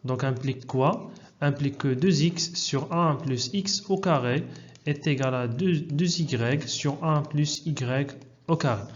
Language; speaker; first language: French; non-native, local second language; Arabic